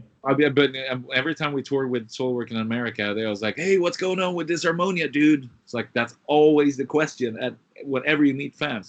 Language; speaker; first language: English; non-native, fluent; Swedish